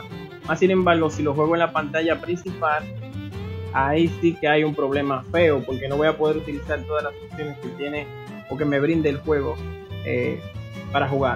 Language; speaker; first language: Spanish; native; Spanish